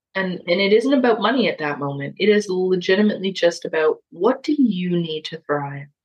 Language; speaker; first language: English; native; English